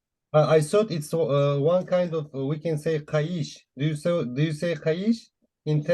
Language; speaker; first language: English; non-native, fluent; Uzbek